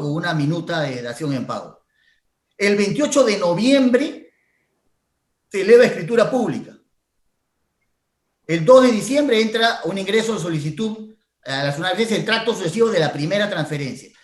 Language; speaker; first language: Spanish; native; Spanish